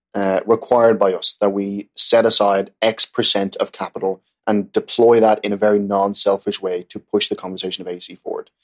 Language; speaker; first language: English; native; English